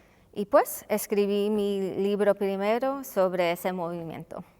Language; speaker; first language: Spanish; non-native, local second language; English